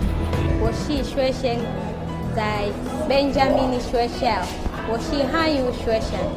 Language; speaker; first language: Chinese; non-native, learner; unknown